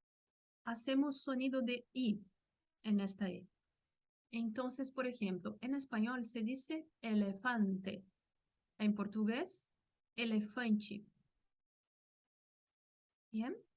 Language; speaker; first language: Spanish; non-native, fluent; Portuguese